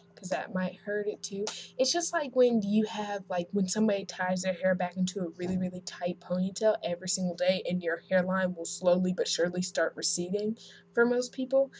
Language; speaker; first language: English; native; English